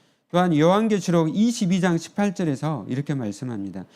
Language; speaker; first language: Korean; native; Korean